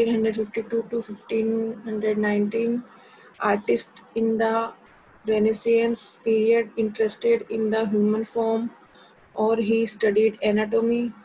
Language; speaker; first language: English; non-native, local second language; Hindi